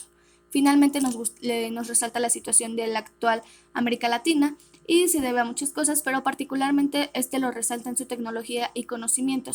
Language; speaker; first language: Spanish; native; Spanish